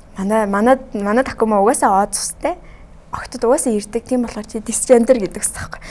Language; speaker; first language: Mongolian; native; Mongolian